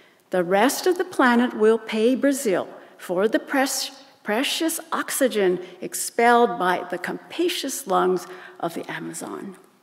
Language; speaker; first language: English; native; English